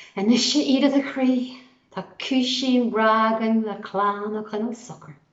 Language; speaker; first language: Irish; native; Irish